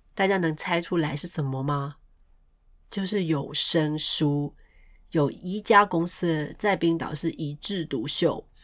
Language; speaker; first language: Chinese; non-native, local second language; Cantonese